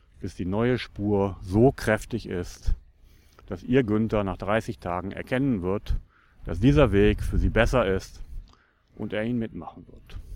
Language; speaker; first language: German; native; German